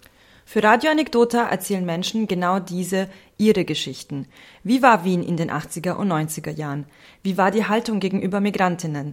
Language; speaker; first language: German; early bilingual, other home language; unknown